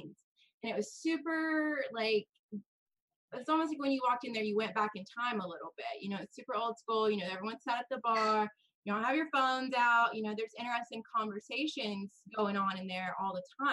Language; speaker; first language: English; native; English